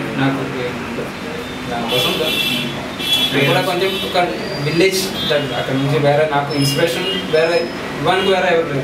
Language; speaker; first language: Telugu; non-native, learner; Malayalam